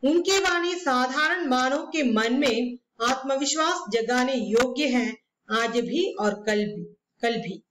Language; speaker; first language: Hindi; non-native, local second language; Malayalam